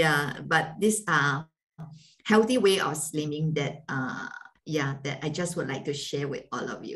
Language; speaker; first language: English; non-native, fluent; Malay